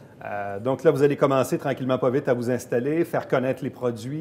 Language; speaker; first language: French; native; French